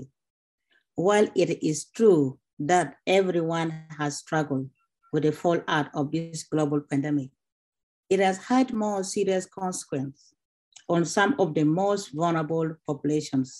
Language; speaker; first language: English; non-native, local second language; Acoli